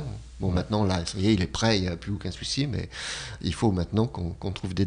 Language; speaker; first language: French; native; French